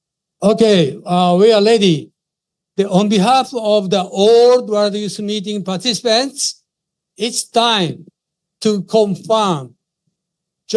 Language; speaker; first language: English; non-native, fluent; Japanese